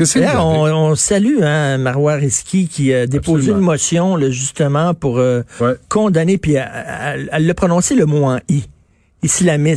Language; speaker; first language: French; native; French